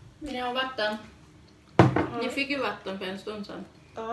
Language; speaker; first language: Swedish; non-native, fluent; Thai